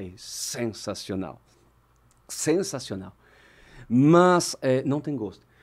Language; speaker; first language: Portuguese; non-native, fluent; French